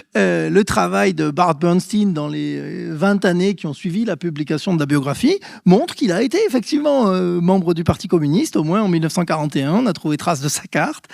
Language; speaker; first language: French; native; French